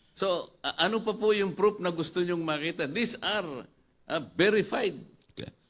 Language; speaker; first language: Filipino; native; Filipino